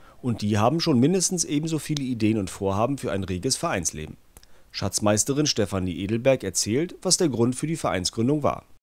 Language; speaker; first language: German; native; German